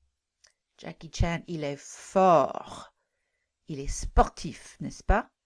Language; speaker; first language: French; non-native, fluent; English